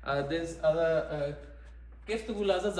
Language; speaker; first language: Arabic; non-native, learner; Punjabi